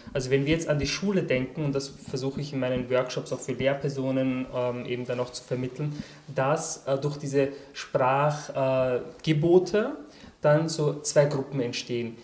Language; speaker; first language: German; early bilingual, other home language; Turkish